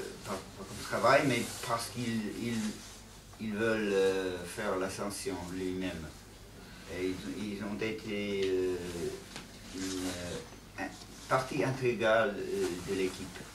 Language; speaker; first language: French; non-native, learner; English